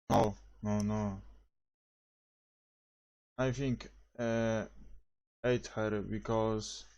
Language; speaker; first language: English; non-native, learner; Polish